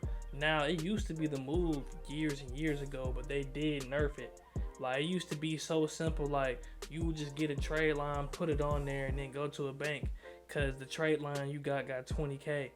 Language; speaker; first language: English; native; English